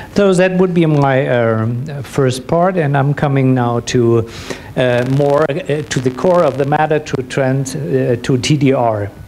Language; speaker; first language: English; non-native, fluent; German